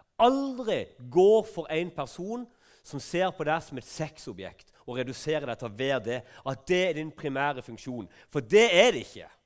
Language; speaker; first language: Norwegian; native; Norwegian